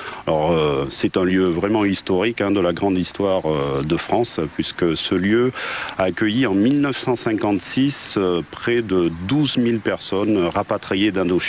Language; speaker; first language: French; native; French